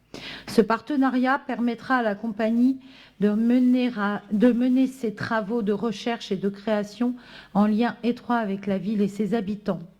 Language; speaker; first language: French; native; French